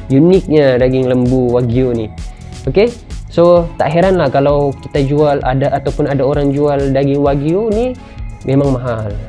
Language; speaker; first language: Malay; native; Malay